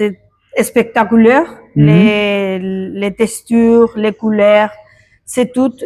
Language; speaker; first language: French; non-native, learner; Spanish